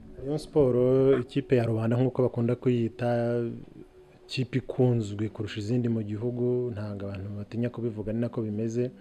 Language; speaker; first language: Kinyarwanda; native; Kinyarwanda